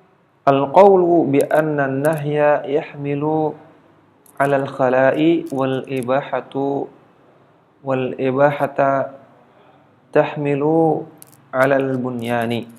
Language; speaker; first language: Arabic; non-native, fluent; Indonesian